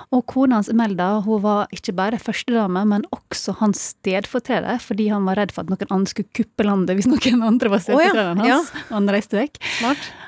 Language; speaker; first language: Norwegian; early bilingual, other home language; Filipino